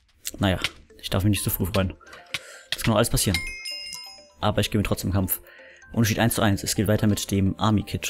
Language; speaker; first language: German; native; German